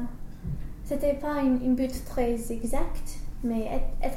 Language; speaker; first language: French; non-native, learner; English